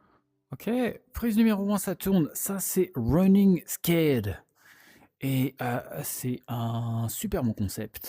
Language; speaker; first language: French; native; French